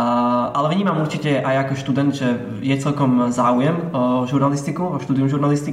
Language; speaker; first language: Slovak; native; Slovak